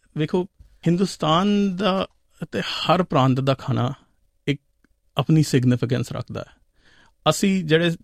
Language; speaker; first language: Punjabi; non-native, local second language; Hindi